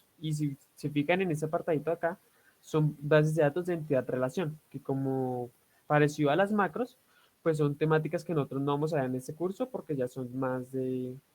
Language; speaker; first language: Spanish; native; Spanish